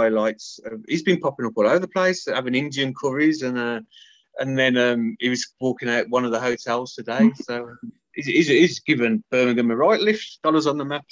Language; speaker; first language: English; native; English